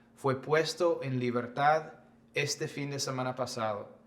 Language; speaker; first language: Spanish; non-native, fluent; English